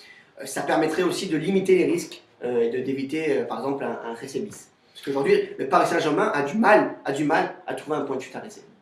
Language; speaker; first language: French; native; French